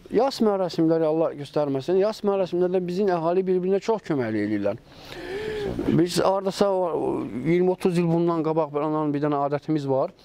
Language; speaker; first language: Azerbaijani; non-native, local second language; Georgian